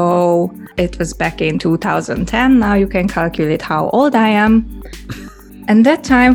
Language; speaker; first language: English; non-native, fluent; Hungarian